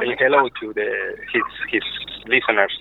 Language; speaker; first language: English; non-native, learner; Spanish